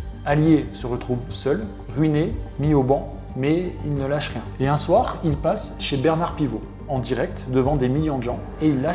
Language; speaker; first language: French; native; French